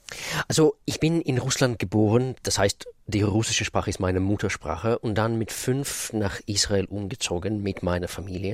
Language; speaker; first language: German; non-native, fluent; Russian